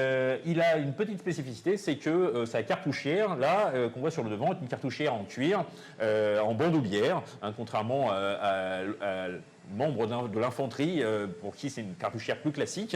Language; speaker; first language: French; native; French